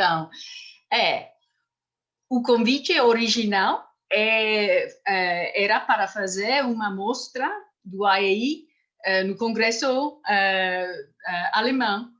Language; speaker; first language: Portuguese; non-native, fluent; English